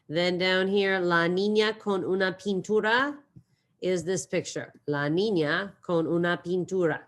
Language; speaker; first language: Spanish; non-native, fluent; English